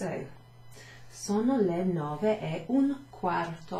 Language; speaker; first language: Italian; non-native, fluent; English